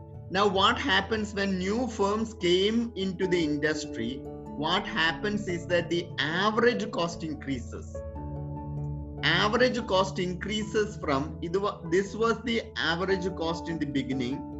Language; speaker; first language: English; non-native, local second language; Malayalam